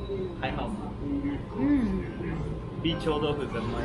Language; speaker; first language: Chinese; non-native, learner; Japanese